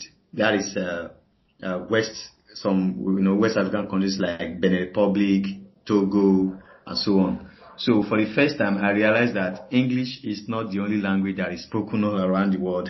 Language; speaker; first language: English; non-native, local second language; Yoruba